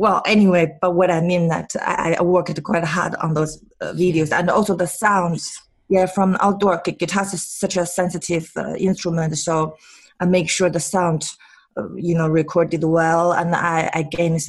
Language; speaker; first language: English; non-native, fluent; Chinese